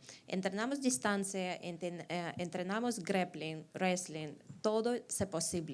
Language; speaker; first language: Spanish; non-native, fluent; Russian